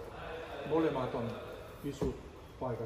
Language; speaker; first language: Finnish; non-native, learner; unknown